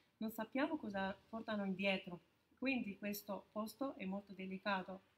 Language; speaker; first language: Italian; non-native, fluent; Arabic